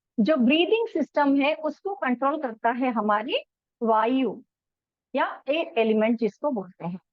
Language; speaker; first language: Hindi; non-native, local second language; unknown